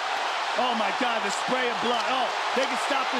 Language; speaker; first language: English; native; English